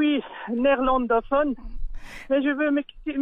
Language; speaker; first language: French; non-native, local second language; Dutch